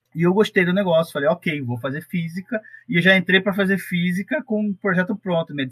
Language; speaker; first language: Portuguese; native; Portuguese